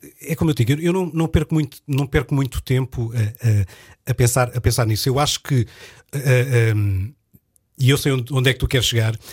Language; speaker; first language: Portuguese; native; Portuguese